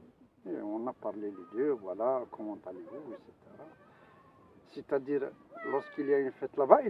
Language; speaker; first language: French; non-native, local second language; Arabic